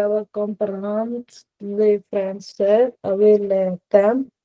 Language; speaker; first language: French; non-native, learner; Punjabi